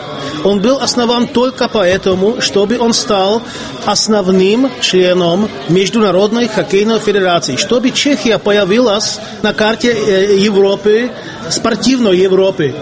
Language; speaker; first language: Russian; non-native, fluent; Czech